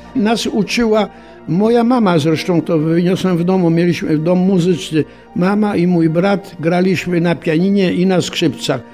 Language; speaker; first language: Polish; native; Polish